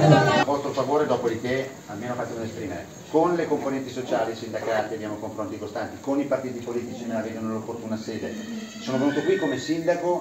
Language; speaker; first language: Italian; native; Italian